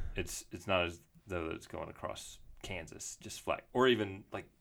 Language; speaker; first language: English; native; English